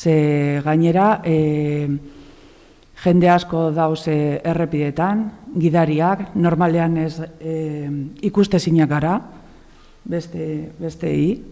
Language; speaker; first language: Basque; non-native, local second language; Spanish